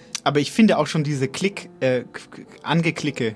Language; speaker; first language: German; native; German